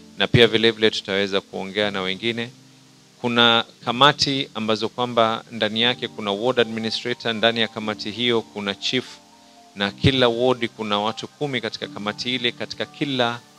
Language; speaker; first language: Swahili; native; Swahili